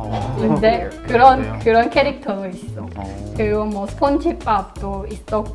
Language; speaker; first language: Korean; non-native, fluent; Chinese